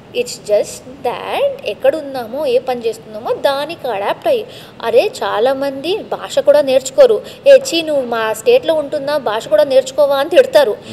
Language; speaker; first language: Telugu; non-native, local second language; Tamil